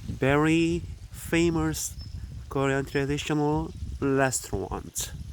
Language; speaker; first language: English; non-native, learner; Korean